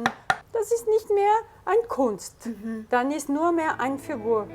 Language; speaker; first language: German; early bilingual, heritage; German